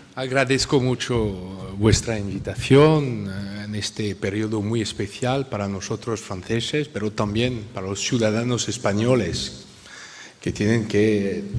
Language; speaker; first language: Spanish; non-native, fluent; French